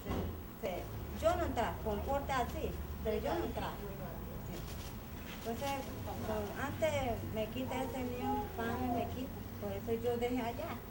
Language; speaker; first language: Spanish; non-native, local second language; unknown